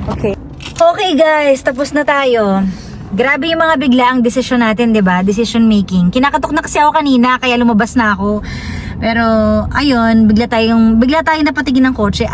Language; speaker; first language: Filipino; native; Filipino